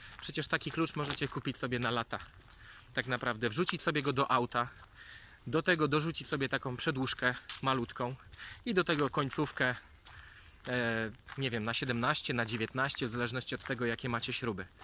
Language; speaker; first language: Polish; native; Polish